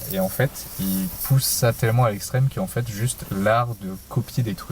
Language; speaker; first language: French; native; French